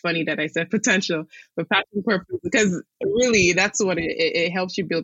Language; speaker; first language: English; non-native, local second language; Igbo